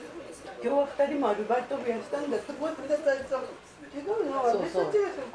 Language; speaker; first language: Japanese; native; Japanese